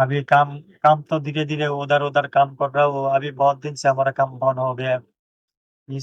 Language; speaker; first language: Hindi; non-native, learner; Bangla